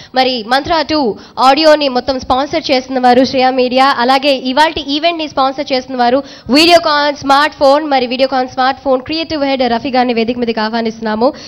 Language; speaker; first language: Telugu; native; Telugu